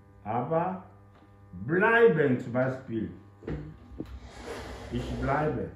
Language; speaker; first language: German; non-native, fluent; French